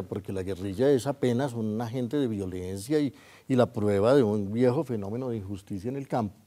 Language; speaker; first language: Spanish; native; Spanish